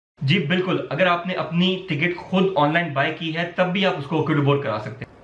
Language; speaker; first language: Urdu; native; Urdu